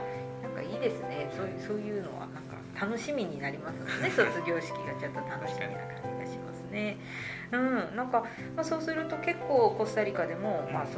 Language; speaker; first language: Japanese; native; Japanese